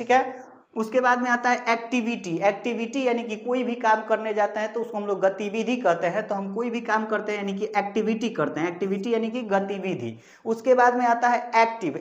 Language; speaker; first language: Hindi; native; Hindi